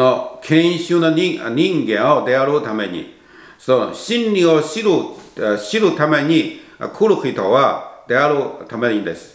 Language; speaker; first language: Japanese; non-native, learner; Chinese